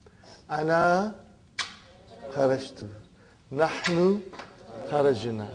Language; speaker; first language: Arabic; non-native, fluent; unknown